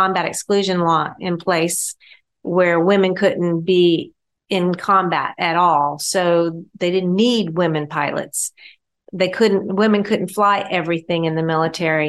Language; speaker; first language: English; native; English